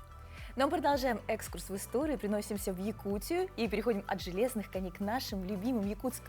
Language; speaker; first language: Russian; native; Russian